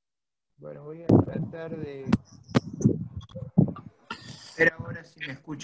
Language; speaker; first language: Spanish; native; Spanish